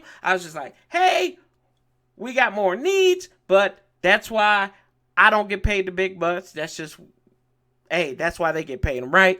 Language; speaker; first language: English; native; English